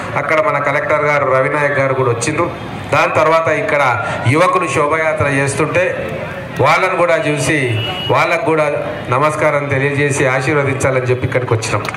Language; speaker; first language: Telugu; non-native, local second language; Lambadi